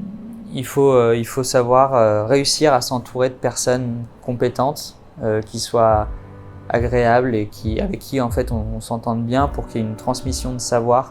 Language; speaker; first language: French; native; French